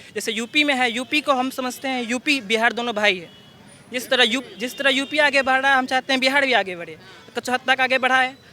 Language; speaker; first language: Hindi; native; Hindi